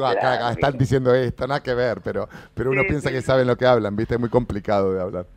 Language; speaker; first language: Spanish; native; Spanish